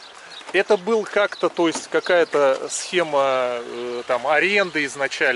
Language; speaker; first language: Russian; native; Russian